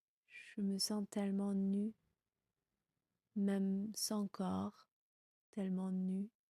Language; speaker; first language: French; non-native, fluent; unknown